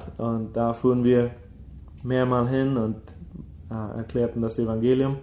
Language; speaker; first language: German; early bilingual, heritage; German